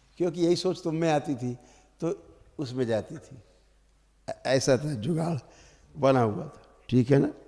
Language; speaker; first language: Hindi; native; Hindi